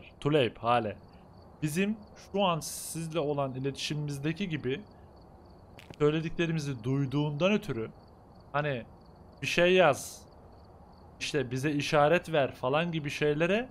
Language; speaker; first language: Turkish; native; Turkish